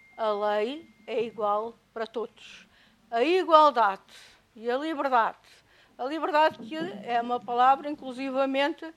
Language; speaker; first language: Portuguese; native; Portuguese